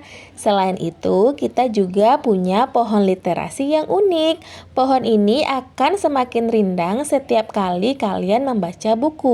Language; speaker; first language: Indonesian; native; Indonesian